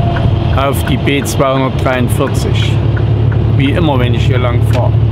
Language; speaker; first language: German; native; German